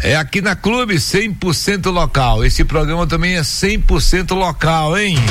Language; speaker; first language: Portuguese; native; Portuguese